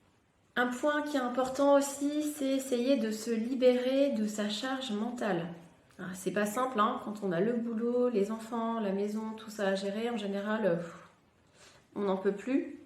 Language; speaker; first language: French; native; French